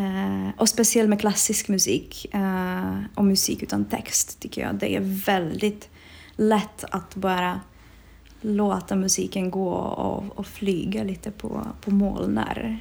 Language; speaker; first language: Swedish; non-native, fluent; Czech